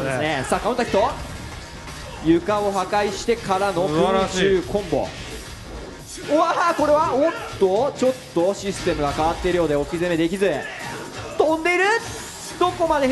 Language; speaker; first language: Japanese; native; Japanese